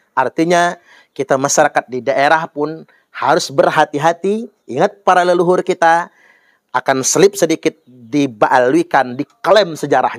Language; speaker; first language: Indonesian; native; Indonesian